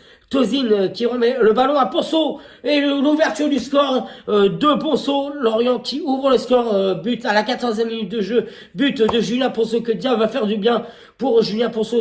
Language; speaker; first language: French; native; French